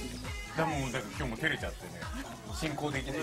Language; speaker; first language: Japanese; native; Japanese